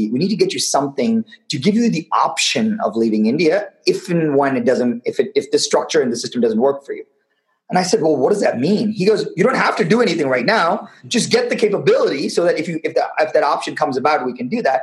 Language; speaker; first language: English; non-native, local second language; Tamil